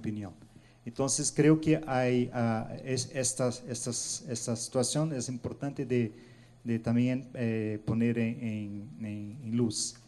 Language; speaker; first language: Spanish; non-native, fluent; Portuguese